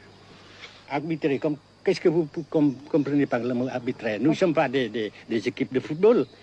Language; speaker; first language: French; non-native, fluent; Vietnamese